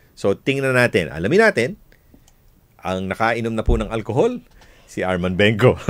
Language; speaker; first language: Filipino; native; Filipino